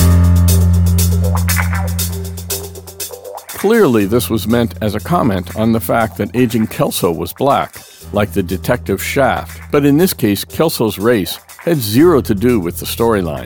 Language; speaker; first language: English; native; English